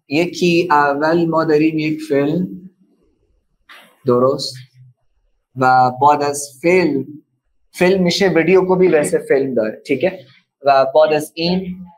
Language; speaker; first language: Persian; non-native, fluent; Urdu